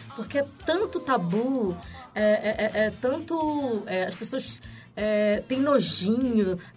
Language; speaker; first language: Portuguese; native; Portuguese